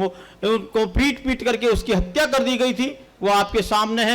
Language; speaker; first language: Hindi; native; Hindi